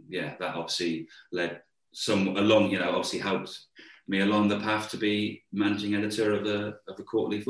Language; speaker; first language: English; native; English